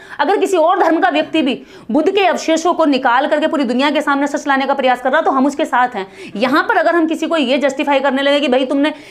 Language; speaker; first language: Hindi; native; Hindi